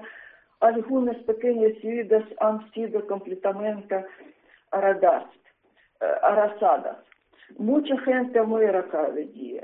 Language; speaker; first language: Spanish; non-native, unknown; Ukrainian